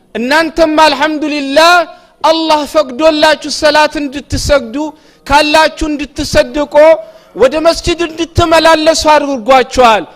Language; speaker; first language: Amharic; non-native, local second language; Oromo